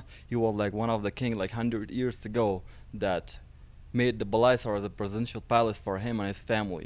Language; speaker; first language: English; non-native, learner; Persian